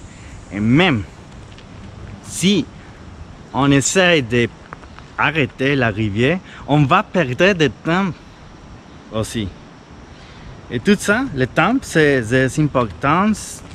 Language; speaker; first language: French; non-native, fluent; Spanish